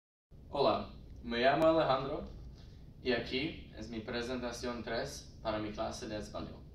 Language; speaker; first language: Spanish; non-native, learner; English